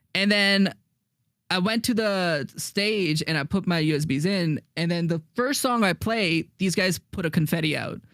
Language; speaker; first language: English; native; English